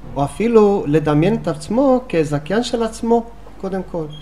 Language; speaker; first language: Hebrew; non-native, fluent; English